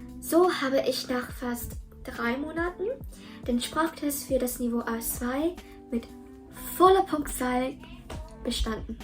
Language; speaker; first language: German; early bilingual, other home language; Vietnamese